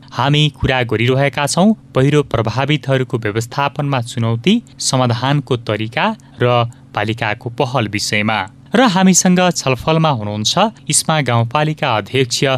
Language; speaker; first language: Nepali; native; Nepali